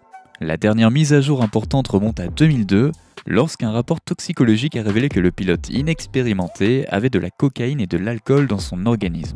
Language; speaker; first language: French; native; French